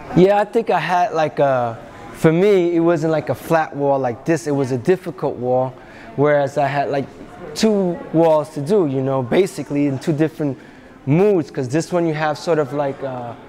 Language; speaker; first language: English; native; English